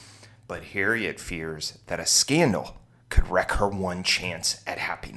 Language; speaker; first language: English; native; English